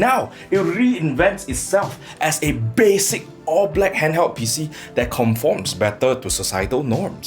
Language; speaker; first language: English; native; English